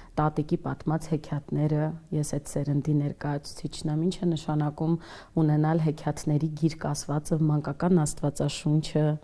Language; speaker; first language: Armenian; native; Armenian